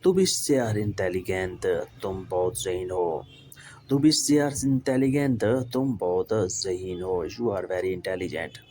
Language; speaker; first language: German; non-native, fluent; Urdu